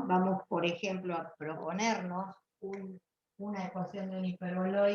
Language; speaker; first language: Spanish; native; Spanish